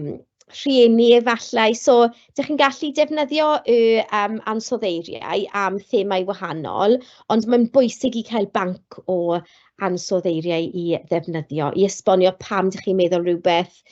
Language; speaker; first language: Welsh; non-native, local second language; English